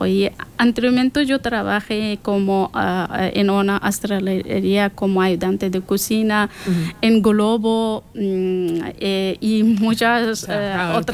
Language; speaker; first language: Spanish; non-native, learner; Persian